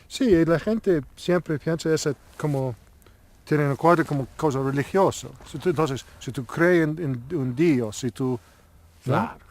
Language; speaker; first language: Spanish; non-native, learner; English